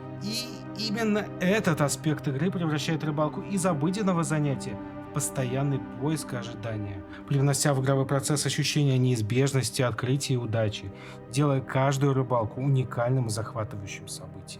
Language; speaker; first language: Russian; native; Russian